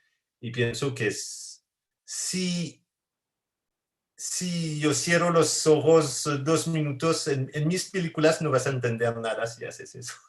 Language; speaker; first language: Spanish; non-native, fluent; French